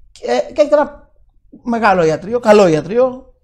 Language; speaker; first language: Greek; native; Greek